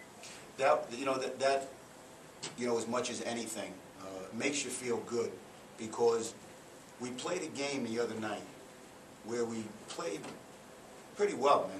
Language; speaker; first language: English; native; English